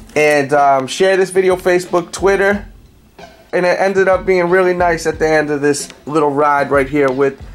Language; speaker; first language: English; native; English